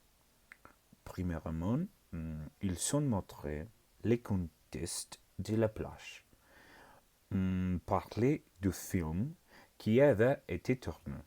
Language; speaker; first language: French; non-native, learner; Spanish